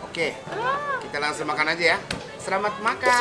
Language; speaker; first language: Indonesian; non-native, fluent; Japanese